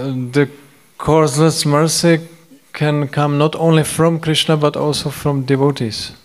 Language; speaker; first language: English; non-native, fluent; Czech